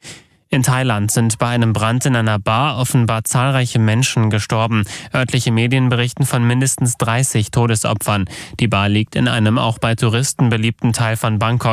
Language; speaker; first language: German; native; German